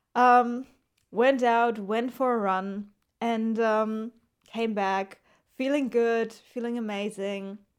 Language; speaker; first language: English; non-native, fluent; German